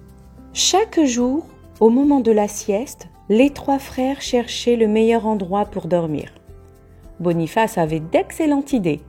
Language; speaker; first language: French; native; French